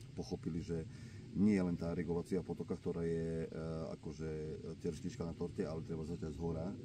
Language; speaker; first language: Slovak; native; Slovak